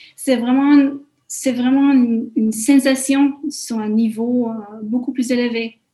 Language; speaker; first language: French; non-native, fluent; Hungarian